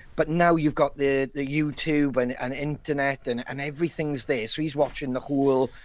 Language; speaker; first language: English; native; English